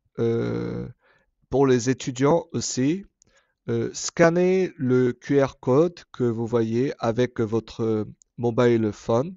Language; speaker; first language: French; non-native, fluent; Korean